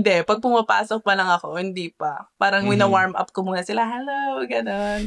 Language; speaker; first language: Filipino; early bilingual, heritage; Filipino